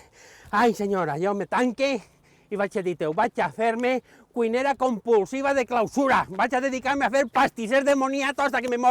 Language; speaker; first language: Catalan; native; Catalan